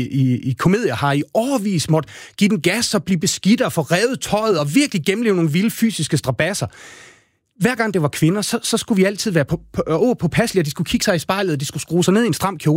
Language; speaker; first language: Danish; native; Danish